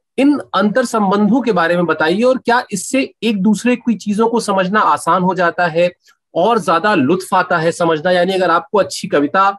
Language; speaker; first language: Hindi; native; Hindi